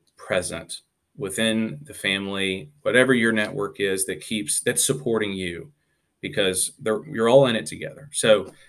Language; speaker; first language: English; native; English